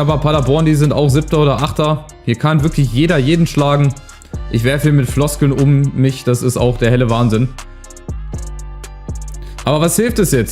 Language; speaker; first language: German; native; German